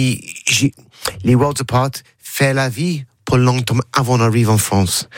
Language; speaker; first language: French; non-native, learner; English